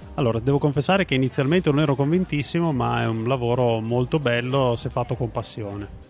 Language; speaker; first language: Italian; native; Italian